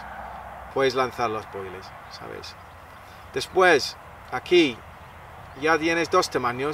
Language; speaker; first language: Spanish; non-native, fluent; English